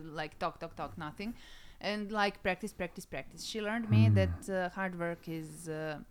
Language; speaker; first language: English; non-native, fluent; Serbian